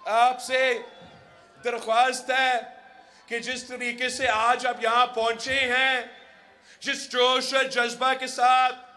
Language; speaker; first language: Urdu; early bilingual, heritage; Urdu